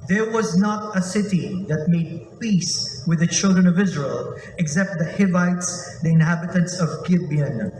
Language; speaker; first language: English; non-native, local second language; Filipino